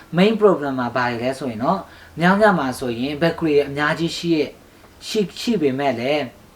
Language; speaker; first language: Burmese; non-native, local second language; Hakha Chin